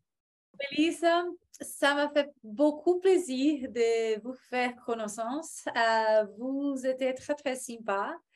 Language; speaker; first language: French; non-native, fluent; Portuguese